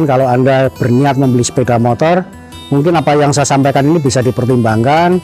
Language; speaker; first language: Indonesian; native; Indonesian